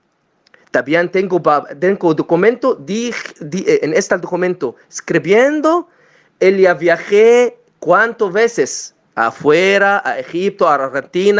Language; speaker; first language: Spanish; non-native, learner; Arabic